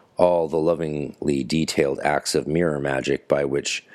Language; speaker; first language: English; native; English